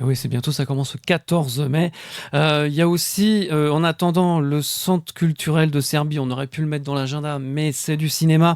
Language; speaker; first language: French; native; French